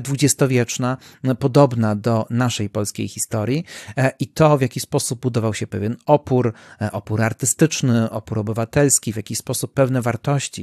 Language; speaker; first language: Polish; native; Polish